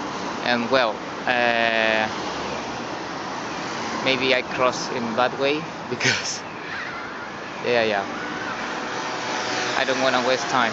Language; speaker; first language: English; non-native, learner; Spanish